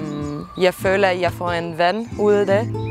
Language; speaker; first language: Danish; non-native, fluent; Italian